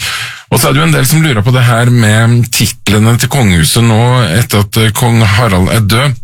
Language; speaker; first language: Norwegian; native; Norwegian